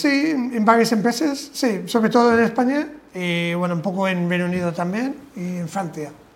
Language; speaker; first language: Spanish; non-native, fluent; English